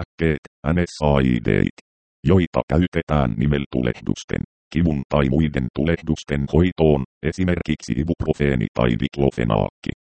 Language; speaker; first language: Finnish; native; Finnish